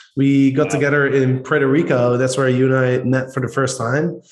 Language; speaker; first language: English; non-native, fluent; Dutch